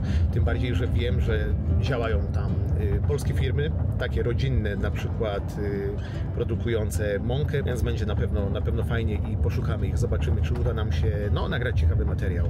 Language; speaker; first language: Polish; native; Polish